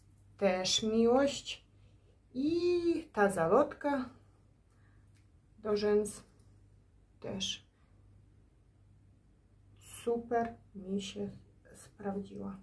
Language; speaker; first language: Polish; non-native, learner; Ukrainian